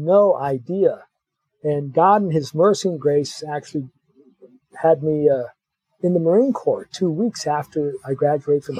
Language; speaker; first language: English; native; English